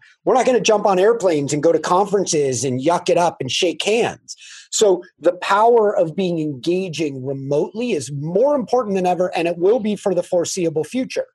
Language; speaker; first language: English; native; English